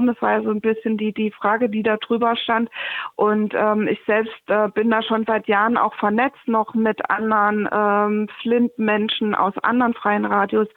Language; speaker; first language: German; native; German